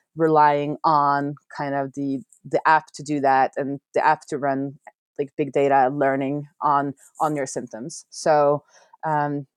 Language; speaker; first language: English; non-native, fluent; Norwegian